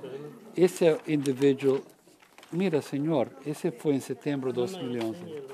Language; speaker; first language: Portuguese; non-native, learner; English